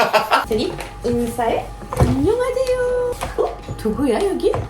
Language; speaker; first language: Korean; non-native, learner; French